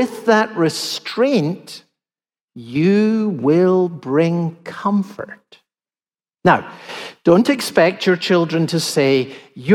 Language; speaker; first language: English; native; English